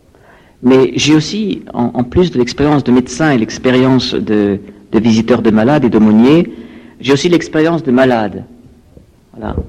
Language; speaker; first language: French; native; French